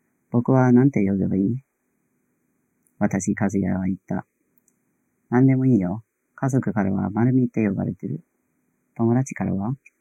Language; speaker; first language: Japanese; non-native, fluent; English